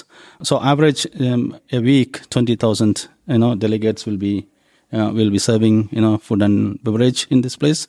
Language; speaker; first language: English; non-native, local second language; Malayalam